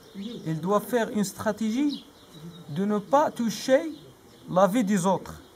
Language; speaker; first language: French; non-native, learner; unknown